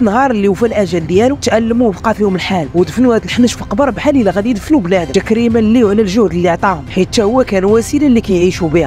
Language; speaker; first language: Arabic; native; Arabic